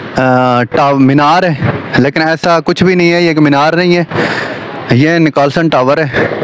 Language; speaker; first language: Urdu; non-native, local second language; Punjabi